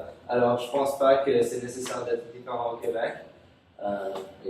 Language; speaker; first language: French; non-native, local second language; English